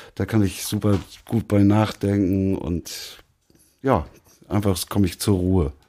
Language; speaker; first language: German; native; German